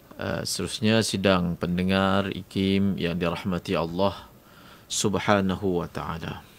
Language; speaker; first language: Malay; native; Malay